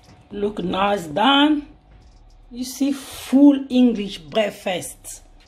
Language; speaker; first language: English; non-native, learner; Lingala